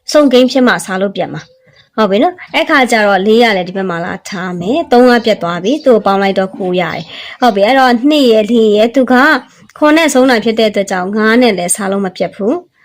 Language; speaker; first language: Burmese; native; Burmese